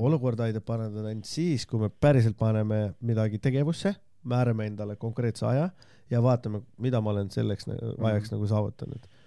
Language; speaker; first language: Estonian; non-native, local second language; Russian